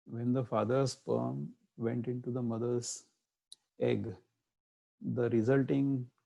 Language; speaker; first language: English; non-native, local second language; Marathi